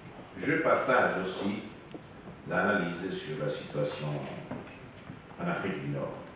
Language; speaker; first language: French; non-native, fluent; Italian